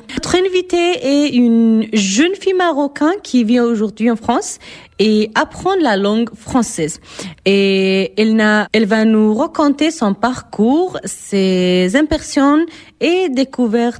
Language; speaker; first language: French; non-native, fluent; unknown